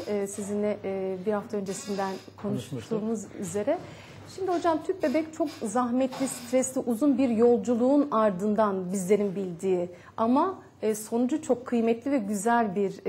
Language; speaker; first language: Turkish; native; Turkish